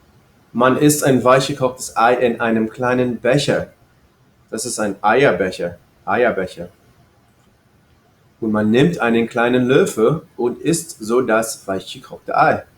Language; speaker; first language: German; non-native, fluent; English